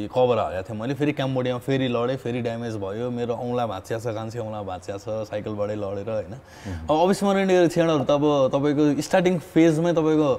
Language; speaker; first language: Nepali; native; Nepali